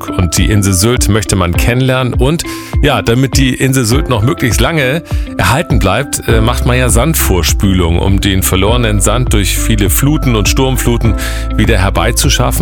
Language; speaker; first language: German; native; German